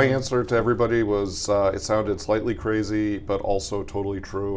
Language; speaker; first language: English; native; English